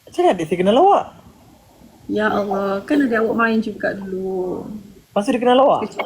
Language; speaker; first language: Malay; native; Malay